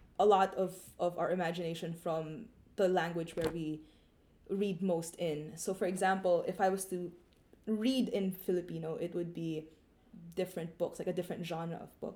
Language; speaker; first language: English; non-native, local second language; Filipino